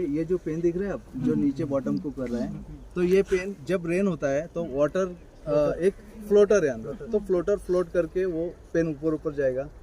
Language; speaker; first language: Hindi; non-native, local second language; Marathi